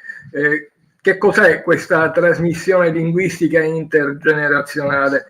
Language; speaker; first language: Italian; native; Italian